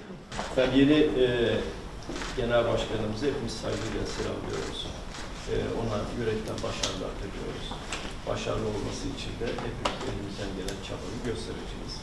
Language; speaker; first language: Turkish; native; Turkish